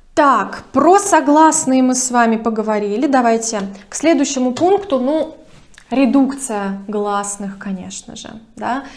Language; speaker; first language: Russian; native; Russian